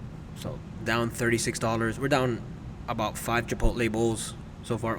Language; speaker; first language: English; native; English